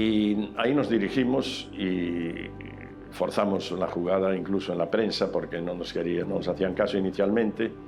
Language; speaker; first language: Spanish; native; Spanish